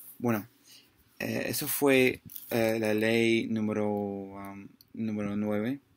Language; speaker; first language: Spanish; non-native, learner; English